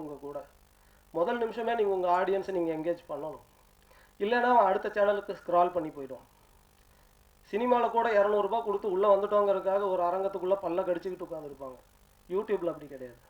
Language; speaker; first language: Tamil; native; Tamil